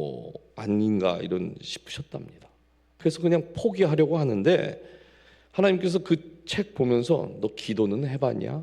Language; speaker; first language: Korean; native; Korean